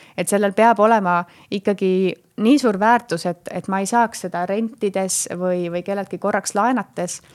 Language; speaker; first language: Estonian; native; Estonian